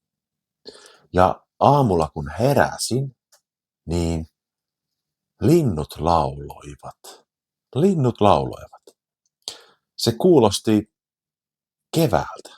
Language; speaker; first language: Finnish; native; Finnish